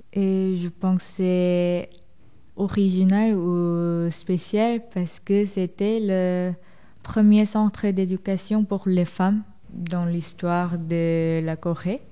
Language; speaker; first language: French; non-native, fluent; Korean